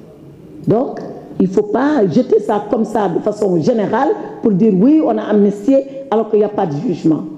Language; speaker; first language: French; non-native, local second language; Wolof